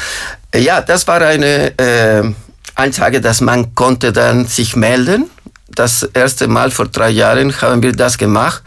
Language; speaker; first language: German; non-native, fluent; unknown